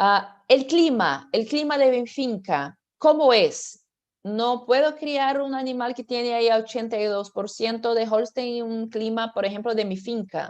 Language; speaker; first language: Spanish; non-native, fluent; Portuguese